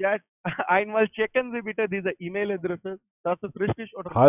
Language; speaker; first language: German; non-native, learner; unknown